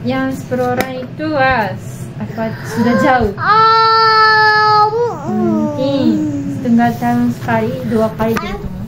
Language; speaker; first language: Indonesian; non-native, learner; Japanese